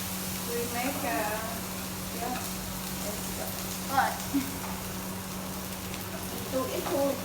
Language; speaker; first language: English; non-native, learner; Vietnamese